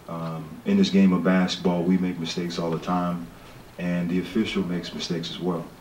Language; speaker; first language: English; native; English